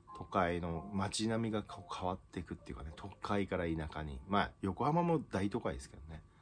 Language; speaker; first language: Japanese; native; Japanese